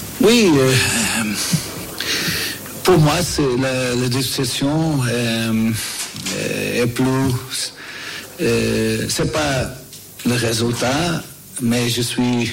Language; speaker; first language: French; non-native, learner; Portuguese